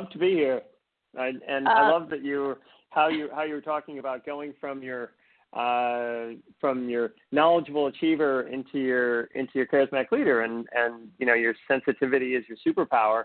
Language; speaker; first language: English; native; English